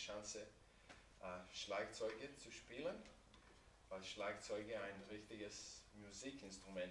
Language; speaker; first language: German; non-native, learner; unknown